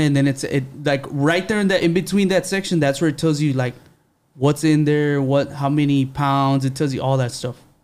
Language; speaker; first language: English; early bilingual, other home language; Spanish